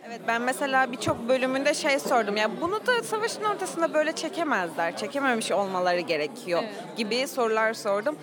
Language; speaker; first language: Turkish; native; Turkish